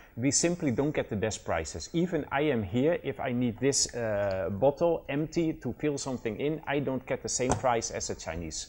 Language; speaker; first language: English; non-native, fluent; Dutch